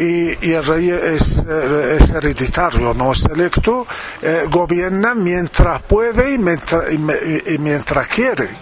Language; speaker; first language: Spanish; non-native, fluent; Arabic